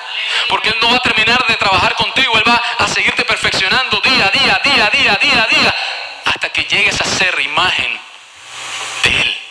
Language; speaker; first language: Spanish; native; Spanish